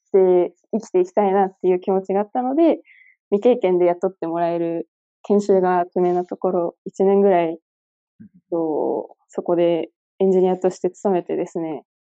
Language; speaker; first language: Japanese; early bilingual, other home language; Chinese